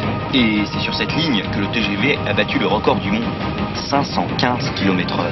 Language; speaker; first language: French; native; French